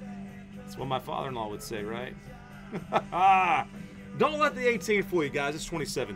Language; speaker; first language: English; native; English